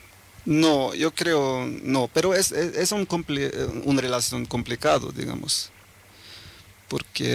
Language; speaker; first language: Spanish; early bilingual, heritage; Norwegian